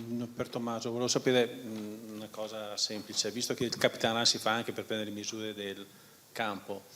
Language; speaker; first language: Italian; native; Italian